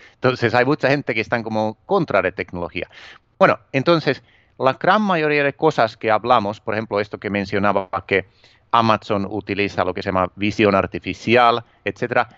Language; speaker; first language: Spanish; non-native, fluent; Finnish